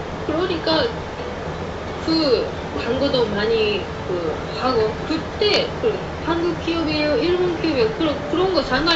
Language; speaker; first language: Korean; non-native, fluent; Japanese